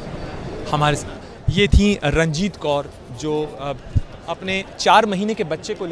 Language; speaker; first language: Hindi; native; Hindi